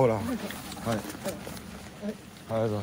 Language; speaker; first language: Japanese; native; Japanese